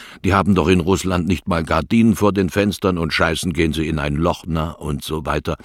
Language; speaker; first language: German; native; German